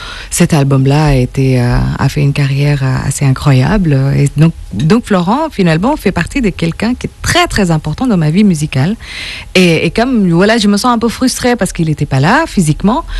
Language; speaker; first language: French; non-native, fluent; Indonesian